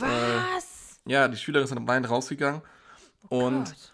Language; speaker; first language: German; native; German